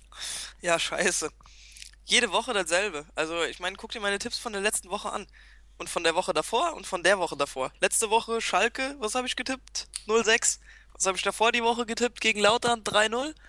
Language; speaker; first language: German; native; German